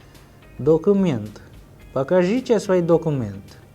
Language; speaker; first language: Russian; non-native, fluent; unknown